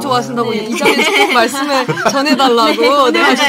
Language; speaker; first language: Korean; native; Korean